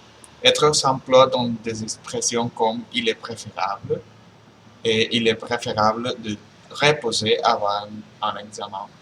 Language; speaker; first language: French; non-native, learner; Spanish